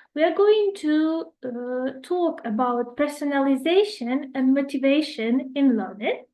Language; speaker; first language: English; non-native, fluent; Ukrainian